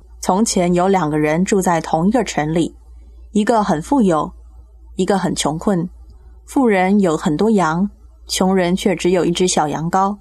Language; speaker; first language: Chinese; native; Chinese